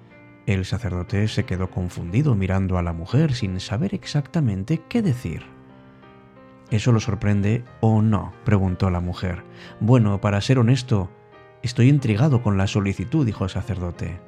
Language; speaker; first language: Spanish; native; Spanish